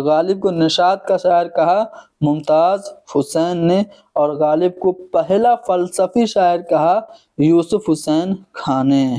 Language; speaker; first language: Urdu; native; Urdu